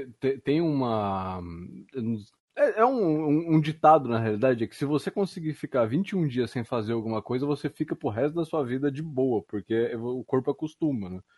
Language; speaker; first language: Portuguese; native; Portuguese